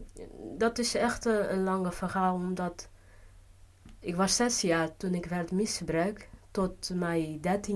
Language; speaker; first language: Dutch; non-native, fluent; Portuguese